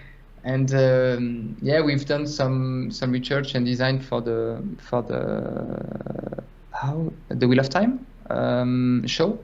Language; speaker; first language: English; non-native, fluent; French